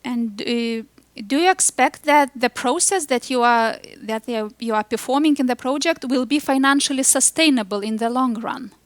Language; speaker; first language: English; non-native, fluent; Lithuanian